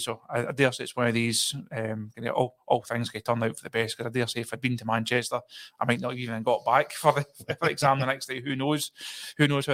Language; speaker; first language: English; native; English